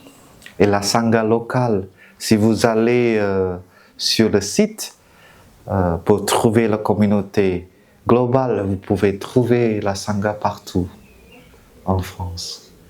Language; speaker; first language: French; non-native, fluent; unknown